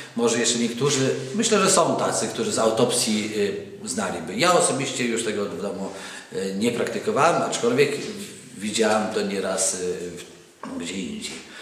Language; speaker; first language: Polish; non-native, local second language; Kashubian